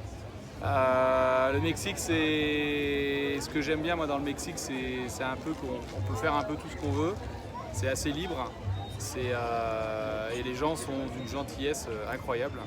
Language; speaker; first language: French; native; French